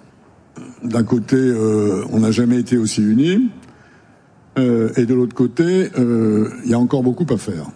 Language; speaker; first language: French; native; French